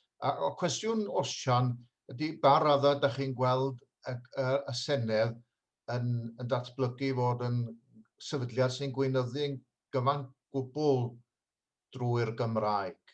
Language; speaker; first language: Welsh; native; Welsh